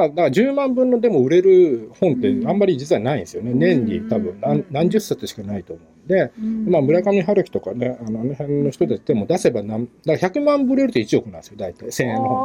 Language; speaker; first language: Japanese; native; Japanese